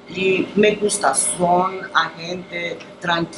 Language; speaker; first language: Spanish; non-native, learner; Romanian